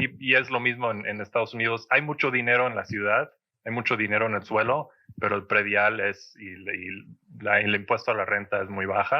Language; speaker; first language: Spanish; early bilingual, heritage; Spanish